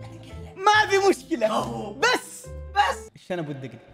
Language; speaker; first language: Arabic; native; Arabic